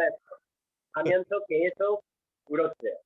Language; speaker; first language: Korean; non-native, fluent; English